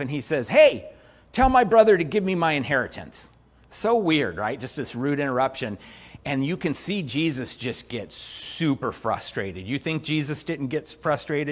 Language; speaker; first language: English; native; English